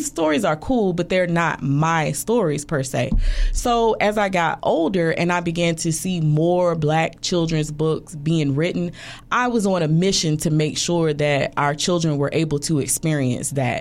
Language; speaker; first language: English; native; English